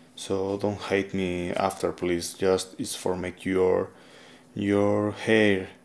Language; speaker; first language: English; non-native, fluent; Spanish